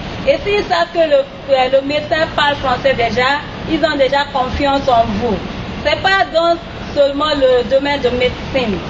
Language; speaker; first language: French; non-native, fluent; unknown